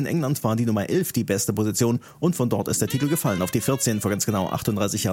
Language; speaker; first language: German; native; German